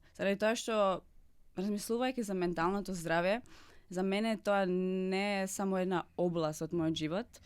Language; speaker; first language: Macedonian; non-native, fluent; Czech